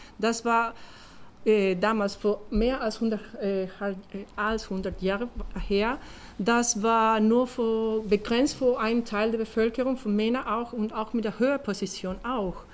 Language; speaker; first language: German; non-native, learner; Spanish